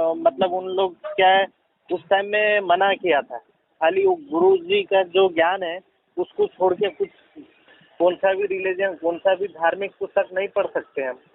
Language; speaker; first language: Hindi; non-native, local second language; Kannada